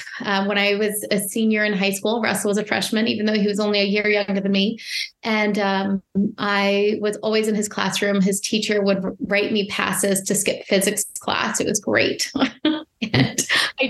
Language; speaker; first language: English; native; English